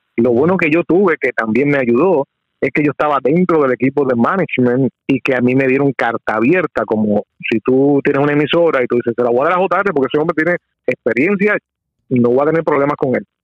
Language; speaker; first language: Spanish; native; Spanish